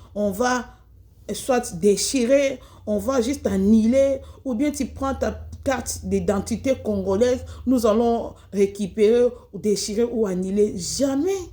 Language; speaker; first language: French; non-native, local second language; Lingala